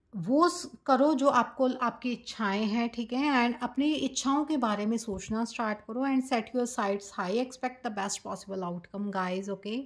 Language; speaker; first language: Hindi; native; Hindi